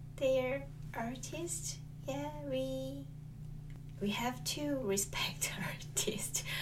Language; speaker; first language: English; non-native, learner; Korean